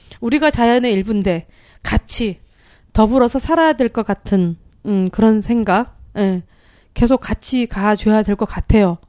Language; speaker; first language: Korean; native; Korean